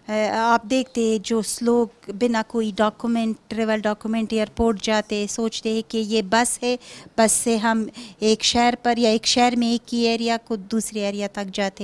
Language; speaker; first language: Hindi; non-native, fluent; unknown